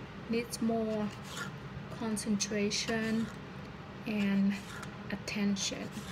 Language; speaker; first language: English; non-native, fluent; Vietnamese